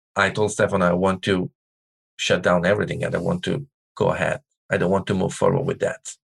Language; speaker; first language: English; non-native, learner; Italian